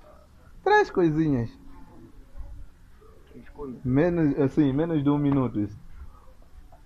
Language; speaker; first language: Portuguese; non-native, local second language; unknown